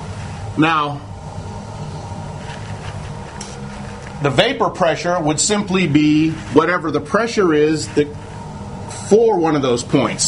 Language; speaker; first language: English; native; English